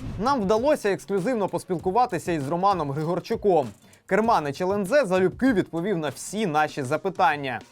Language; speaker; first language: Ukrainian; native; Ukrainian